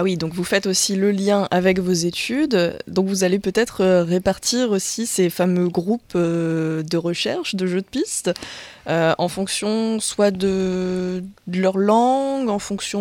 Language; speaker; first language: French; native; French